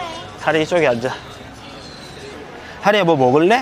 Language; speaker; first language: Korean; native; Korean